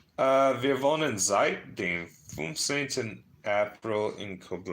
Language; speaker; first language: German; non-native, learner; English